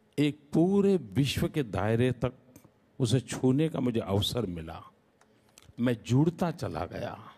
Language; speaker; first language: Hindi; non-native, local second language; Gujarati